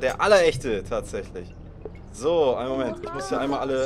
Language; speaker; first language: German; native; German